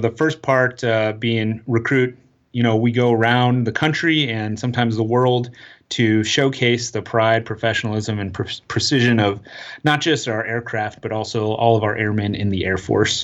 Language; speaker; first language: English; native; English